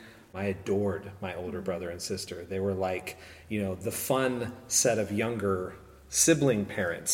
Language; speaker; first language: English; native; English